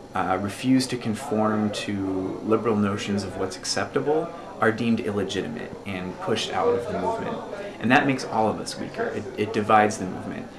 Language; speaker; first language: English; native; English